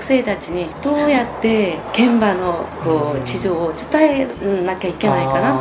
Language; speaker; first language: Japanese; non-native, fluent; Korean